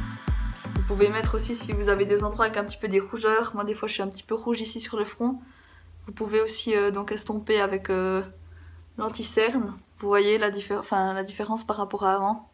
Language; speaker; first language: French; native; French